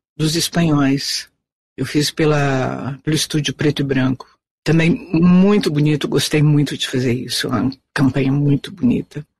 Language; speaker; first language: Portuguese; native; Portuguese